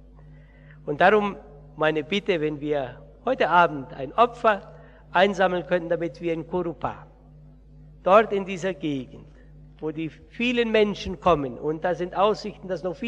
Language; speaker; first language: German; early bilingual, heritage; Portuguese